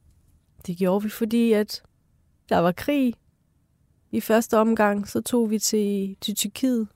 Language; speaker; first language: Danish; early bilingual, other home language; Persian